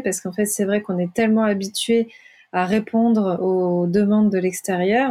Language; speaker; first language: French; native; French